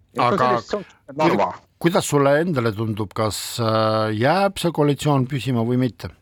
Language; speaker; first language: Estonian; non-native, local second language; Russian